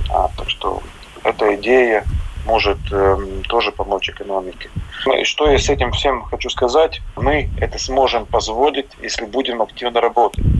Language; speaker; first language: Russian; non-native, local second language; Latvian